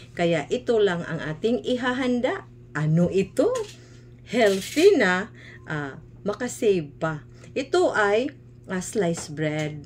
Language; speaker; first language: Filipino; non-native, local second language; Cebuano